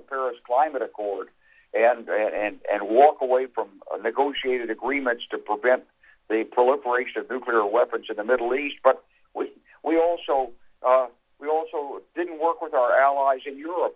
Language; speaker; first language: English; native; English